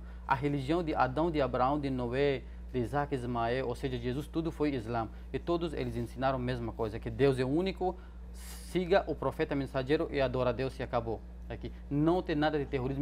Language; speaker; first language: Portuguese; non-native, fluent; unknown